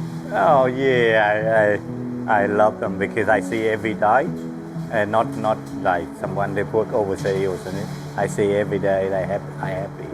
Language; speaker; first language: English; non-native, learner; Vietnamese